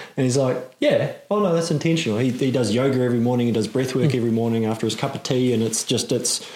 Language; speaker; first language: English; native; English